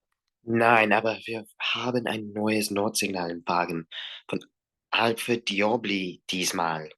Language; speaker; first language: German; non-native, learner; English